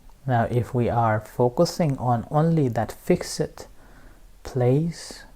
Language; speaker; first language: English; non-native, fluent; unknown